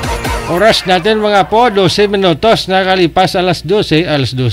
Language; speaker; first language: Filipino; native; Filipino